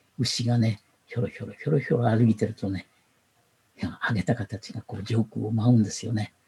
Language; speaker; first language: Japanese; native; Japanese